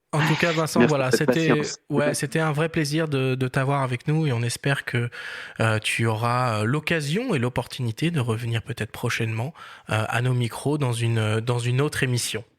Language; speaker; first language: French; native; French